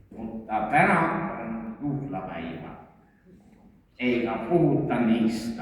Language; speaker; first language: Finnish; non-native, local second language; Estonian